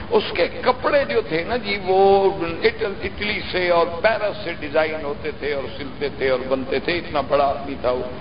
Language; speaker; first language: Urdu; native; Urdu